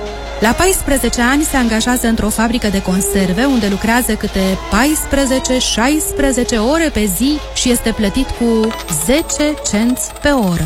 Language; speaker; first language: Romanian; native; Romanian